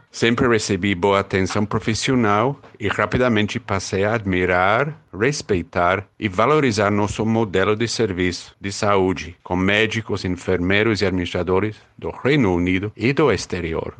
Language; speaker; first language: Portuguese; non-native, fluent; English